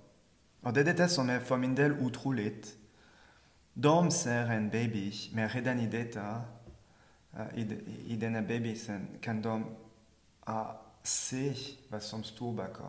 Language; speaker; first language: Swedish; non-native, fluent; French